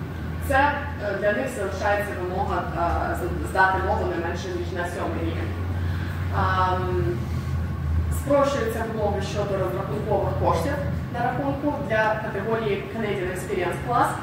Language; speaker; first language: Ukrainian; native; Ukrainian